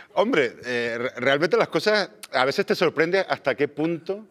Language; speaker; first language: Spanish; native; Spanish